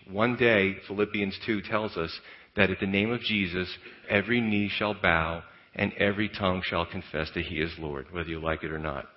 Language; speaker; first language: English; native; English